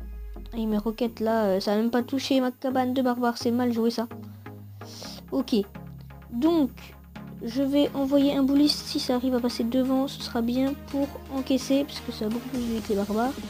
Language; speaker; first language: French; native; French